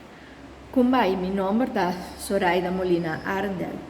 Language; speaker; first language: Portuguese; non-native, learner; Papiamento